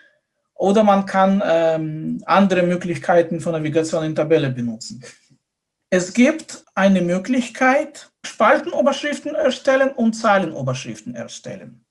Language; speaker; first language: German; non-native, fluent; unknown